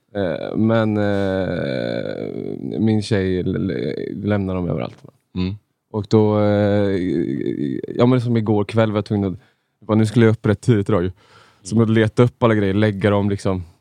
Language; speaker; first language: Swedish; native; Swedish